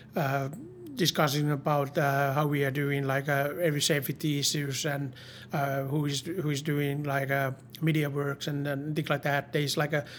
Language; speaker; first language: English; non-native, learner; Finnish